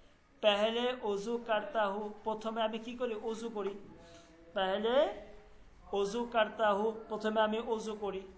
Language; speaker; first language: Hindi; non-native, fluent; Bangla